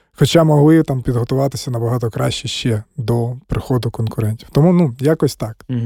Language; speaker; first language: Ukrainian; non-native, local second language; Russian